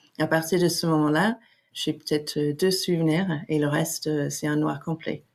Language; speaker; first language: French; non-native, fluent; English